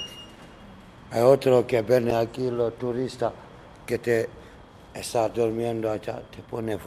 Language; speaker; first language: Spanish; non-native, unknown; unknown